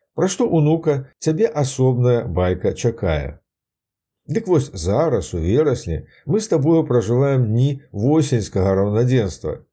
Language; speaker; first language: Belarusian; native; Belarusian